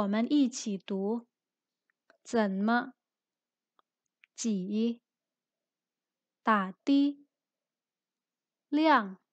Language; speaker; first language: Chinese; non-native, fluent; Indonesian